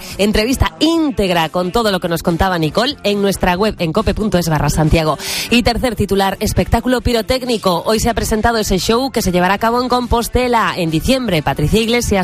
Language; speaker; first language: Spanish; native; Spanish